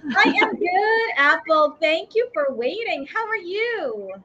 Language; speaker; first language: English; non-native, local second language; Iloko